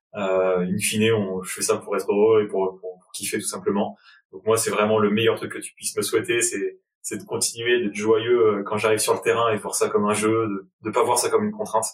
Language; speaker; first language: French; native; French